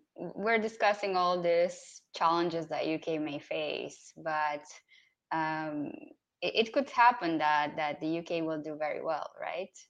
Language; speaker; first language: English; non-native, fluent; Romanian